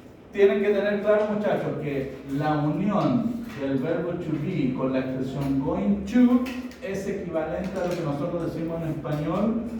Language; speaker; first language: Spanish; native; Spanish